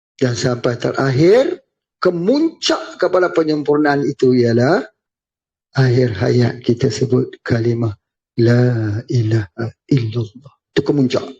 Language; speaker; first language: Malay; native; Malay